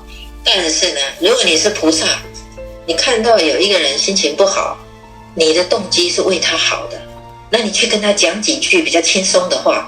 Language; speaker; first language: Chinese; native; Chinese